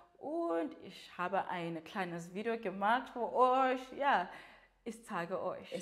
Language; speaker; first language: German; non-native, learner; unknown